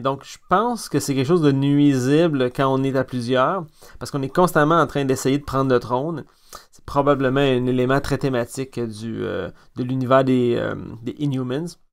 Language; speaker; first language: French; native; French